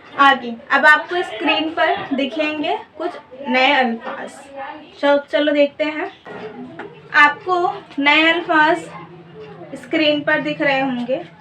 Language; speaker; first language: Urdu; native; Urdu